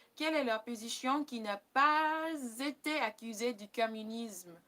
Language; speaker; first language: French; non-native, learner; English